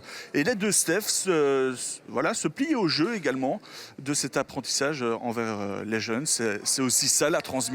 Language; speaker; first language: French; native; French